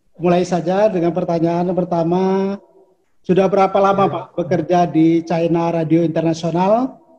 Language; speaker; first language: Indonesian; native; Indonesian